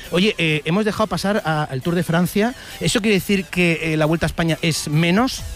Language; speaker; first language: Spanish; native; Spanish